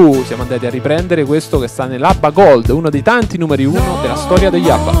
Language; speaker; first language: Italian; native; Italian